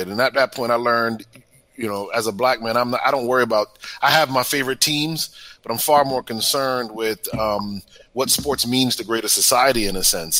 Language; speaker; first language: English; native; English